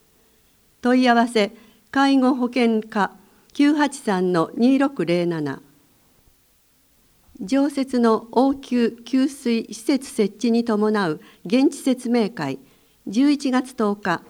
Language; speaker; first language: Japanese; native; Japanese